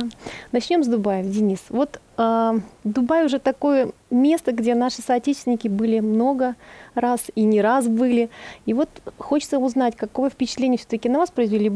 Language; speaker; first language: Russian; native; Russian